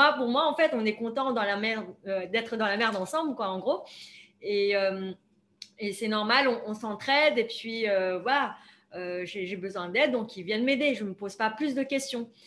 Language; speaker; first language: French; non-native, fluent; Vietnamese